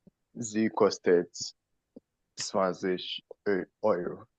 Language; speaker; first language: German; non-native, learner; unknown